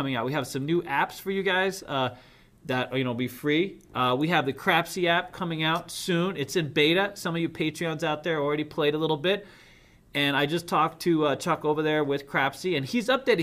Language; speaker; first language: English; native; English